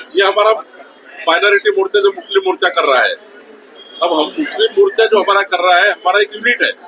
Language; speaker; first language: Hindi; non-native, local second language; Marathi